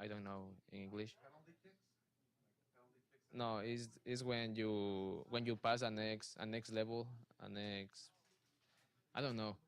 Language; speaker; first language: English; non-native, learner; Spanish